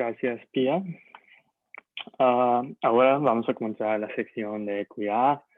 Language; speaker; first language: Spanish; non-native, learner; English